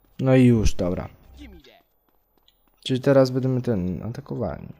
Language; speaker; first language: Polish; native; Polish